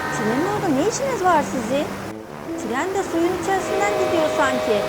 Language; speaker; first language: Turkish; native; Turkish